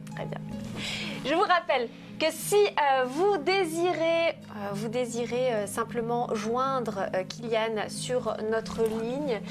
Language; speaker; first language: French; native; French